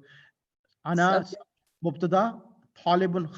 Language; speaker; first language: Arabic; non-native, fluent; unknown